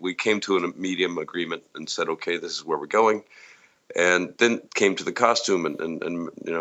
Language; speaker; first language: English; native; English